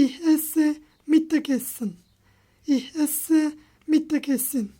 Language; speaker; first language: German; non-native, fluent; Turkish